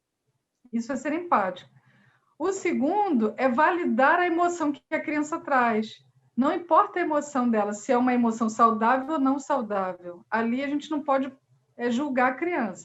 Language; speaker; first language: Portuguese; native; Portuguese